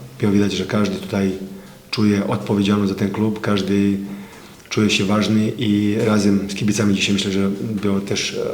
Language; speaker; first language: Polish; non-native, fluent; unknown